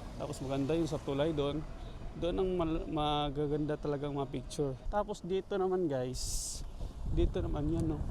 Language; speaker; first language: Filipino; native; Filipino